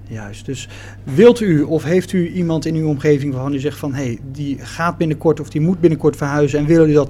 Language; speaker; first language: Dutch; native; Dutch